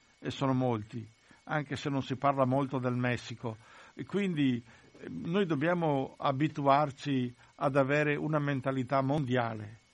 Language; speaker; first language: Italian; native; Italian